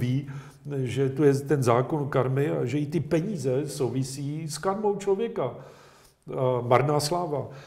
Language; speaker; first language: Czech; native; Czech